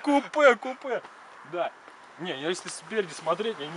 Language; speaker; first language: Russian; native; Russian